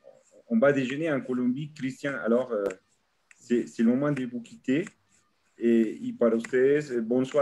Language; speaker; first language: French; non-native, fluent; Spanish